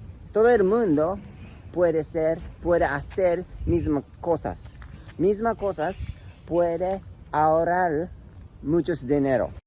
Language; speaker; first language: Spanish; non-native, learner; Japanese